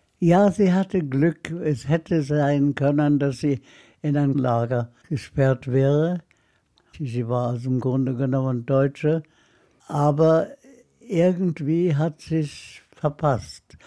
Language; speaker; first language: German; non-native, fluent; Arabic